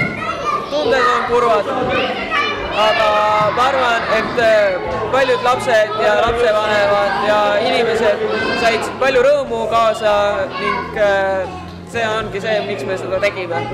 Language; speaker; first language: Estonian; native; Estonian